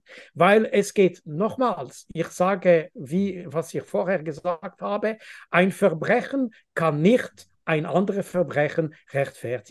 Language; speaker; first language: German; non-native, fluent; French